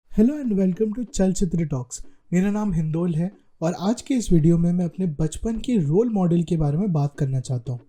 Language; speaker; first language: Hindi; native; Hindi